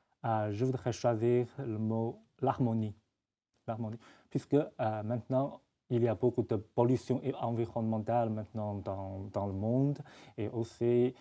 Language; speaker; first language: French; non-native, fluent; Chinese